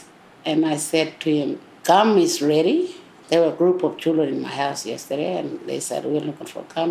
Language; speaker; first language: English; non-native, local second language; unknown